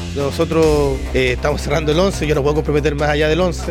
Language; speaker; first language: Spanish; native; Spanish